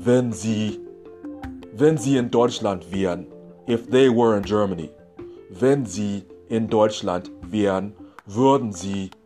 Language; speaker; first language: German; non-native, fluent; English